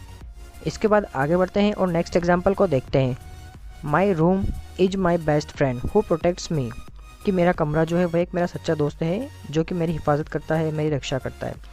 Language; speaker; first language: Hindi; native; Hindi